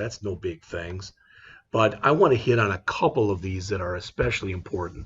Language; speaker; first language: English; native; English